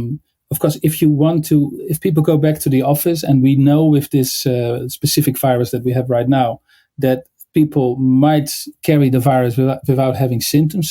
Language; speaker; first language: English; non-native, fluent; Dutch